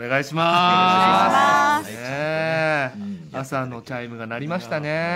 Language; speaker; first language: Japanese; native; Japanese